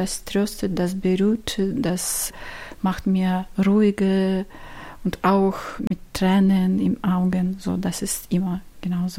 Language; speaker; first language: German; non-native, learner; Ukrainian